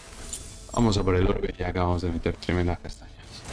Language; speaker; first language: Spanish; native; Spanish